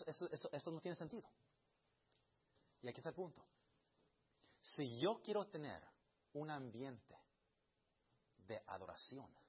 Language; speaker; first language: Spanish; early bilingual, heritage; Spanish